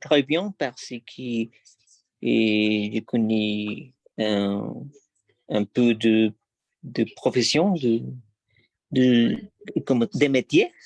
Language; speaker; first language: French; non-native, learner; Spanish